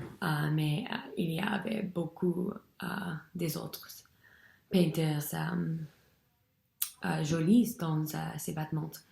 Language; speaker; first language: French; non-native, learner; English